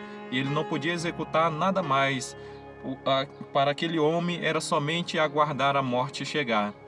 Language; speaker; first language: Portuguese; native; Portuguese